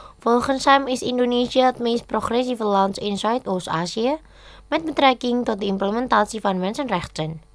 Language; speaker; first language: Dutch; non-native, fluent; Indonesian